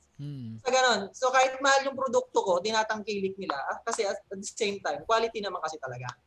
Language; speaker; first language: Filipino; native; Filipino